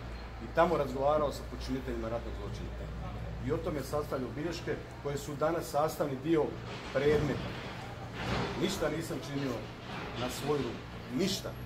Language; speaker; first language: Croatian; native; Croatian